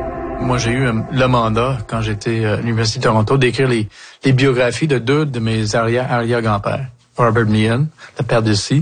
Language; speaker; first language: French; native; French